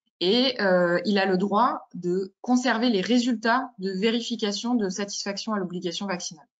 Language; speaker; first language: French; native; French